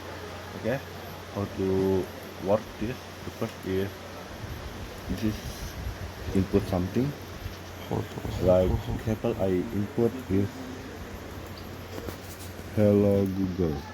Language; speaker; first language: English; non-native, learner; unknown